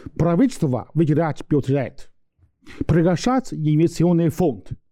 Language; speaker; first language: Russian; non-native, learner; Chinese